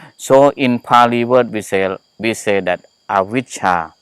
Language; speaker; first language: English; non-native, learner; Thai